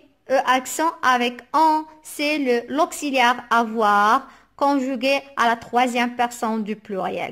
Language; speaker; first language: French; non-native, local second language; Arabic